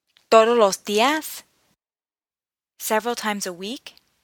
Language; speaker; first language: Spanish; non-native, fluent; English